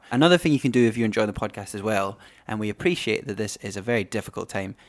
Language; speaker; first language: English; native; English